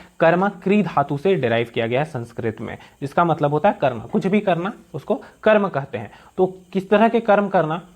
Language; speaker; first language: Hindi; native; Hindi